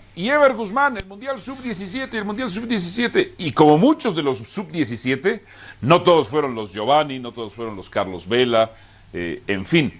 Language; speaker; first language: Spanish; native; Spanish